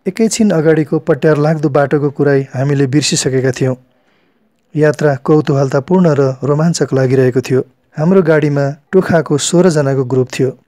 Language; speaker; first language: Nepali; native; Nepali